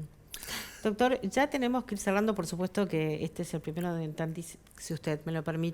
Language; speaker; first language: Spanish; native; Spanish